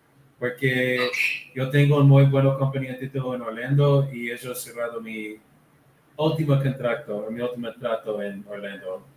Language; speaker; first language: Spanish; non-native, learner; English